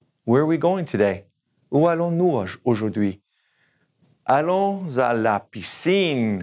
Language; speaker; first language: French; non-native, fluent; English